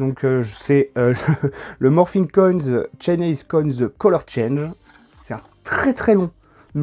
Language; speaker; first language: French; native; French